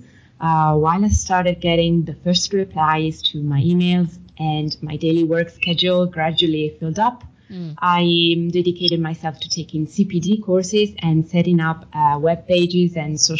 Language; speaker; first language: English; non-native, fluent; Italian